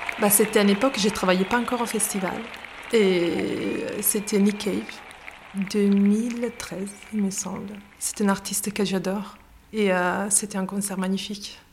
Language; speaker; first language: French; non-native, fluent; Italian